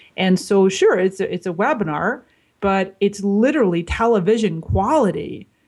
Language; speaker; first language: English; native; English